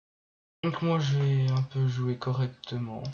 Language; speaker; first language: French; native; French